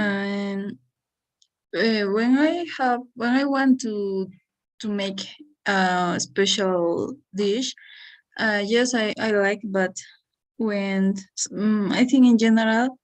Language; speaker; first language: English; non-native, learner; Spanish